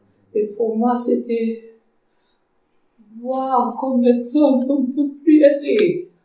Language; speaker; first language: French; non-native, fluent; German